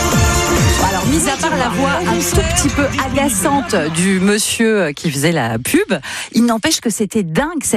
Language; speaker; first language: French; native; French